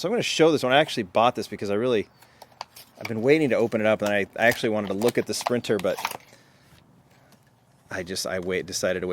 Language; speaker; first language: English; native; English